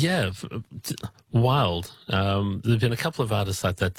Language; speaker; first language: English; native; English